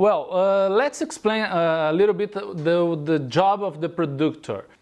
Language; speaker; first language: English; non-native, fluent; Portuguese